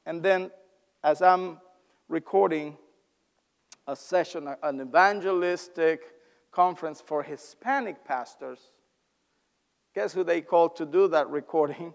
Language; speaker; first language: English; non-native, fluent; Spanish